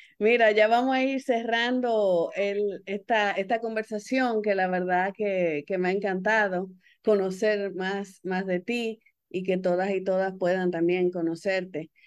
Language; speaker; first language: Spanish; native; Spanish